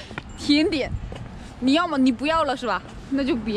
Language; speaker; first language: Chinese; non-native, fluent; Korean